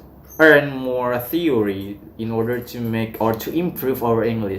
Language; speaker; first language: English; non-native, fluent; Indonesian